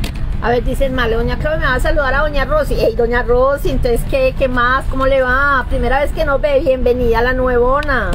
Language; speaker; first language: Spanish; native; Spanish